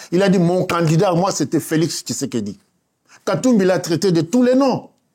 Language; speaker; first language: French; non-native, local second language; Luba-Lulua